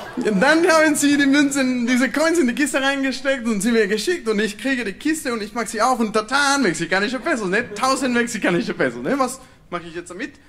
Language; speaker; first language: German; non-native, fluent; Spanish